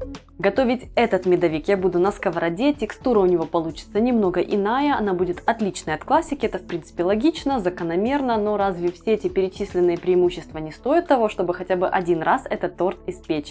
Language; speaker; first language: Russian; native; Russian